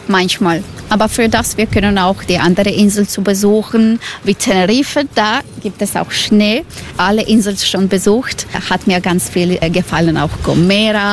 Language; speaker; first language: German; non-native, learner; Croatian